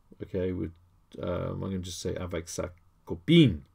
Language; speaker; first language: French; non-native, learner; English